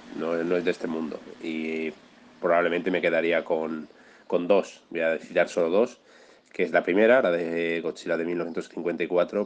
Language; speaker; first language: Spanish; native; Spanish